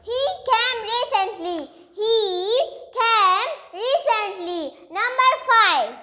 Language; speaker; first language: English; non-native, fluent; Pashto